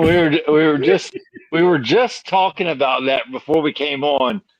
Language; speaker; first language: English; native; English